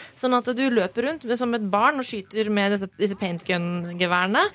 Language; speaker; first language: Norwegian; native; Norwegian